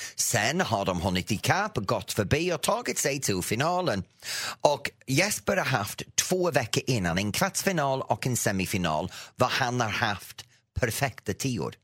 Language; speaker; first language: Swedish; non-native, fluent; English